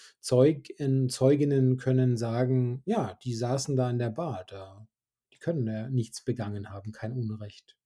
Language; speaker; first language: German; native; German